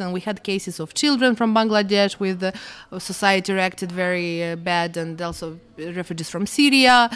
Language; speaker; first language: English; non-native, learner; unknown